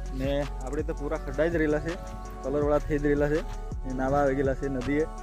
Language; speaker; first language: Gujarati; non-native, local second language; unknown